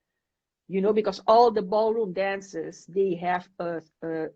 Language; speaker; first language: English; non-native, fluent; Dutch